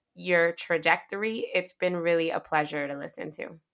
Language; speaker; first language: English; early bilingual, other home language; Spanish